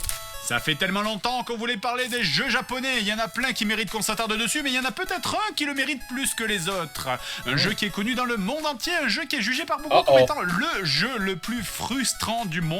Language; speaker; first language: French; native; French